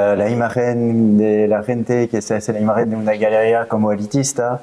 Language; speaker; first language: Spanish; non-native, fluent; French